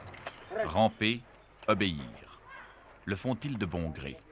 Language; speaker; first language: French; native; French